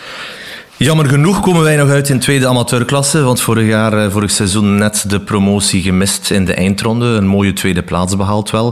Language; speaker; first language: Dutch; native; Dutch